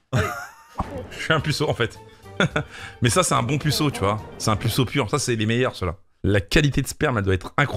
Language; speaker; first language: French; native; French